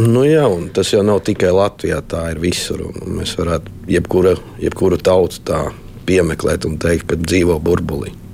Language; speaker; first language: Latvian; native; Latvian